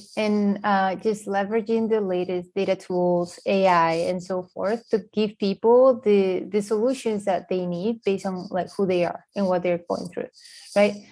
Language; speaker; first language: English; non-native, fluent; Spanish